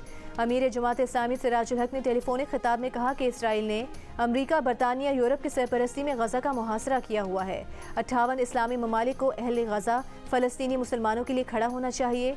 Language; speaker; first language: Urdu; native; Urdu